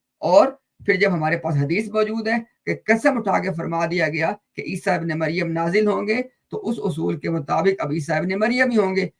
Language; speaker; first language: Urdu; native; Urdu